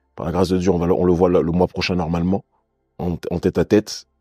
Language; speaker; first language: French; native; French